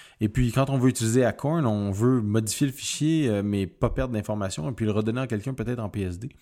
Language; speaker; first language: French; native; French